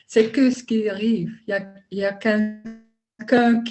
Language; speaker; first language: French; non-native, learner; Dutch